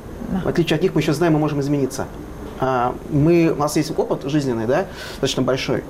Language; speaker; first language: Russian; native; Russian